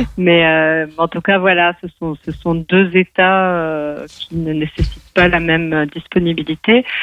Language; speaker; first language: French; non-native, fluent; Spanish